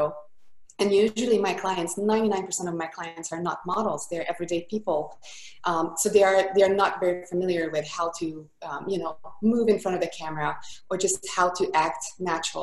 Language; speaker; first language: English; non-native, fluent; Hungarian